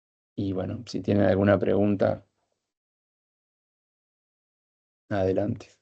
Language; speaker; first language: Spanish; native; Spanish